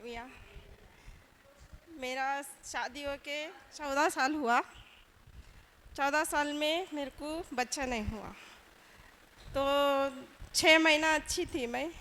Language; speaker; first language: Hindi; non-native, local second language; Marathi